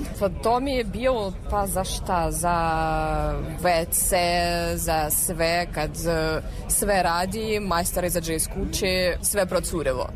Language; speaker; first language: Serbian; non-native, fluent; Russian